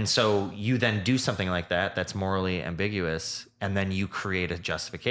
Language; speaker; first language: English; native; English